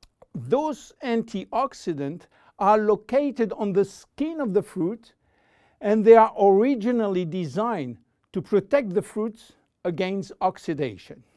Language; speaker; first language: English; non-native, fluent; French